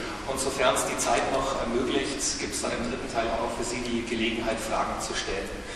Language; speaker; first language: German; native; German